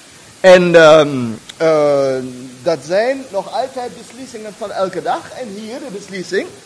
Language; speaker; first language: German; non-native, learner; Dutch